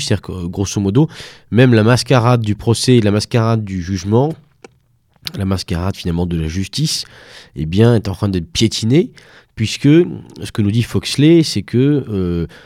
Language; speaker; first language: French; native; French